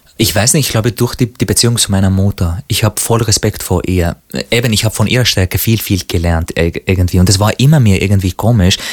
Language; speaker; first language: German; non-native, fluent; Arabic